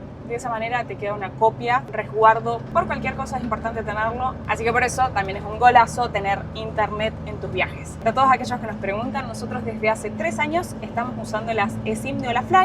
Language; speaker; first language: Spanish; native; Spanish